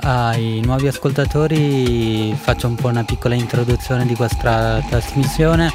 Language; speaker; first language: Italian; early bilingual, other home language; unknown